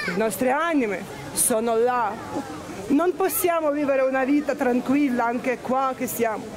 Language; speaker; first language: Italian; non-native, fluent; Ukrainian